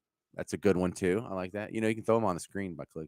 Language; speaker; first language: English; native; English